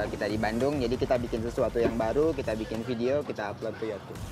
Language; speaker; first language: Indonesian; native; Indonesian